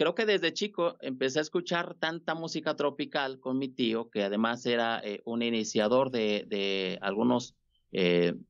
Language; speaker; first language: Spanish; native; Spanish